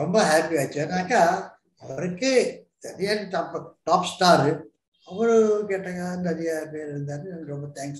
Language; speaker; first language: Tamil; non-native, local second language; Telugu